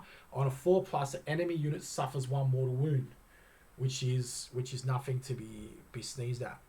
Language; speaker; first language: English; native; English